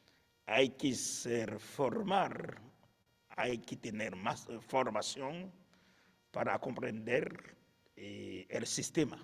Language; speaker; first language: Spanish; non-native, fluent; Haitian Creole